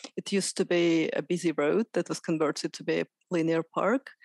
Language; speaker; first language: English; non-native, fluent; Russian